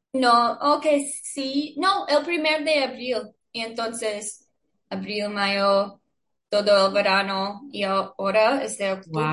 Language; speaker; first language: Spanish; non-native, learner; English